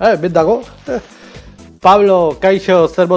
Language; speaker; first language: Basque; non-native, local second language; Spanish